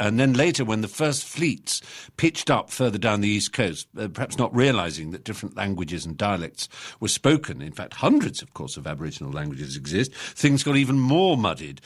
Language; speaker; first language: English; native; English